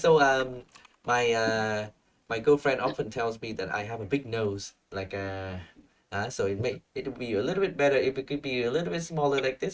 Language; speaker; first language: English; non-native, fluent; Vietnamese